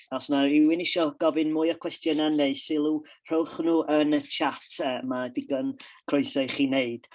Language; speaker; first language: Welsh; non-native, local second language; English